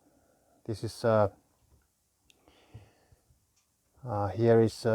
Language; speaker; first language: English; non-native, learner; Finnish